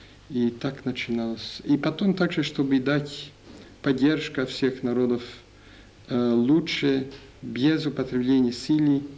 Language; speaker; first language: Russian; non-native, learner; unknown